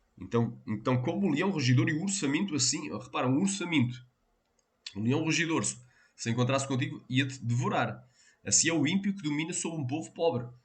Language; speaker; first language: Portuguese; native; Portuguese